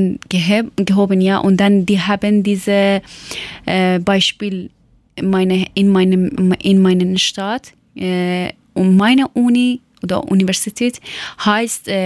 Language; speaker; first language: German; non-native, learner; Persian